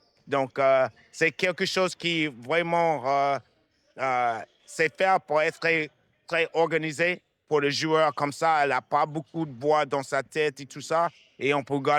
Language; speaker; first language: French; non-native, fluent; English